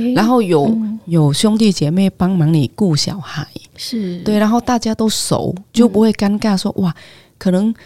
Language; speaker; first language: Chinese; non-native, fluent; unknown